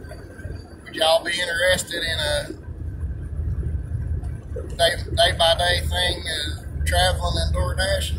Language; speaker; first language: English; native; English